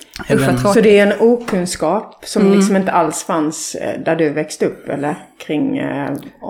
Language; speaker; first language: Swedish; native; Swedish